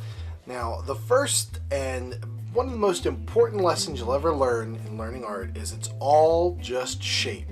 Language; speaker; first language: English; native; English